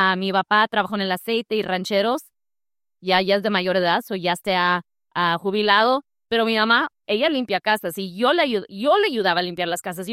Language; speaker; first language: Spanish; early bilingual, heritage; Spanish